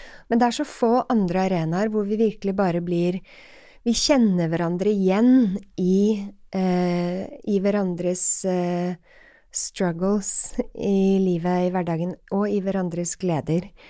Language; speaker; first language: Norwegian; native; Norwegian